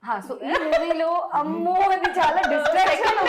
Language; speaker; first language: Telugu; non-native, fluent; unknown